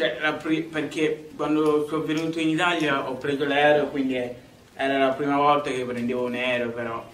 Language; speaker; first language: Italian; early bilingual, other home language; Lingala